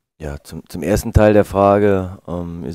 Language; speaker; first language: German; native; German